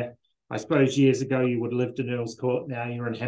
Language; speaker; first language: English; native; English